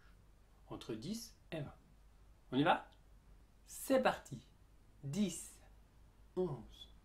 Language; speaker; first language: French; native; French